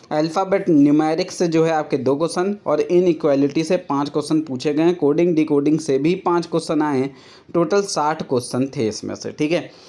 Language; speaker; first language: Hindi; native; Hindi